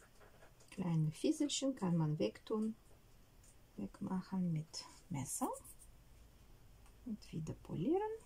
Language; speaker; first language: German; non-native, learner; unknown